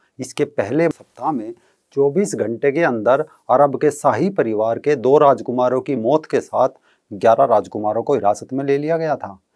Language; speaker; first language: Hindi; native; Hindi